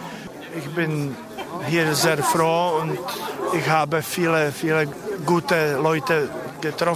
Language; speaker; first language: German; non-native, fluent; Czech